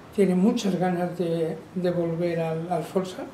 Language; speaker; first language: Spanish; non-native, local second language; Catalan